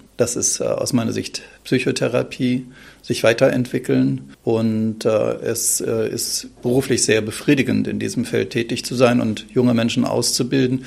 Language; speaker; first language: German; native; German